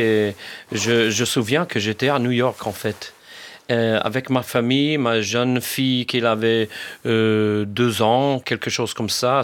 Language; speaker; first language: French; non-native, learner; English